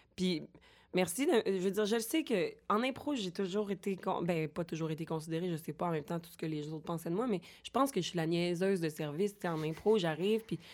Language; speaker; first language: French; native; French